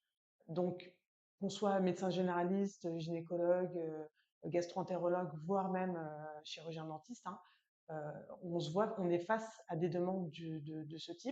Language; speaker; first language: French; native; French